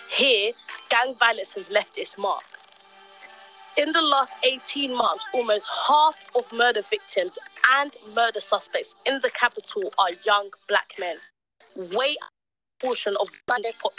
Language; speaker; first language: English; native; English